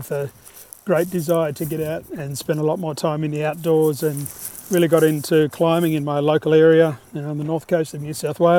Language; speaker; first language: English; native; English